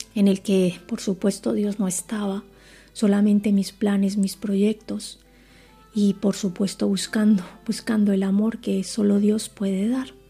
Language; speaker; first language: Spanish; native; Spanish